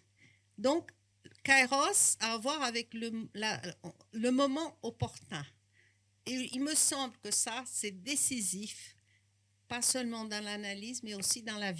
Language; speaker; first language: French; non-native, fluent; Portuguese